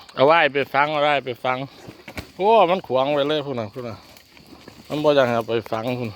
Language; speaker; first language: Thai; native; Thai